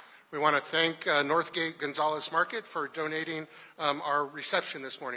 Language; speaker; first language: English; native; English